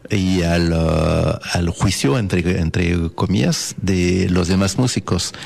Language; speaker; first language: Spanish; non-native, fluent; French